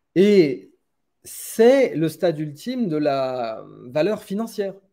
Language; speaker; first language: French; native; French